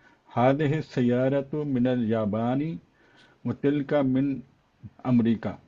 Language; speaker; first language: Arabic; non-native, learner; Urdu